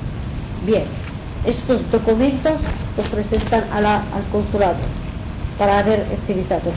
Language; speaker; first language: Spanish; non-native, fluent; Arabic